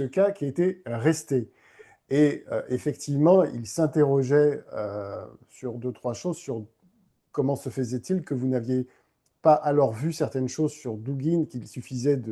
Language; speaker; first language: French; native; French